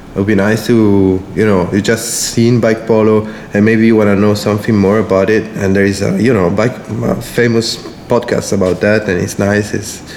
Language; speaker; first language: English; non-native, fluent; Italian